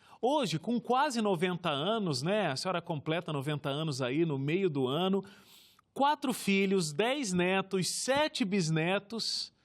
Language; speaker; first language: Portuguese; native; Portuguese